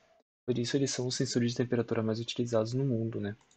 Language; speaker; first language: Portuguese; native; Portuguese